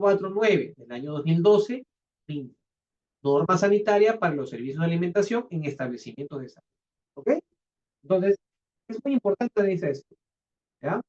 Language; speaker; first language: Spanish; native; Spanish